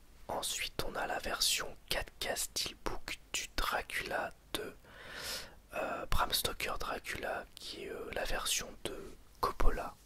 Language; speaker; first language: French; native; French